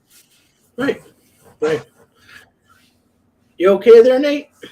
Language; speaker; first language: English; native; English